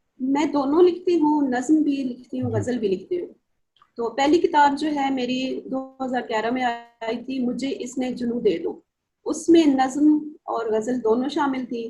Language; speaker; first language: Urdu; non-native, local second language; Punjabi